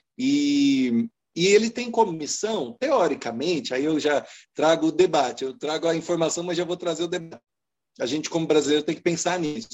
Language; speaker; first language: Portuguese; native; Portuguese